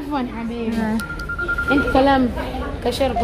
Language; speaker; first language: Arabic; native; Arabic